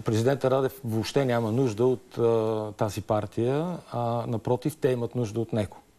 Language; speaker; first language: Bulgarian; native; Bulgarian